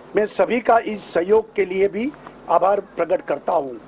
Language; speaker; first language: Hindi; non-native, local second language; Gujarati